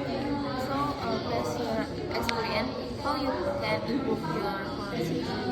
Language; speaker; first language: English; non-native, learner; Indonesian